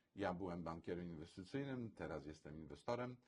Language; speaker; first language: Polish; native; Polish